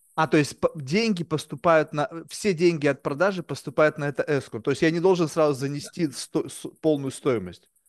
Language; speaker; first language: Russian; native; Russian